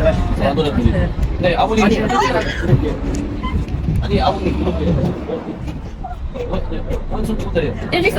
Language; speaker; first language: Korean; non-native, learner; Arabic